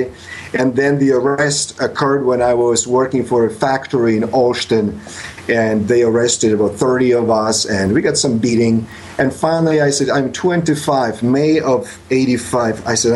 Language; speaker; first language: English; non-native, fluent; Polish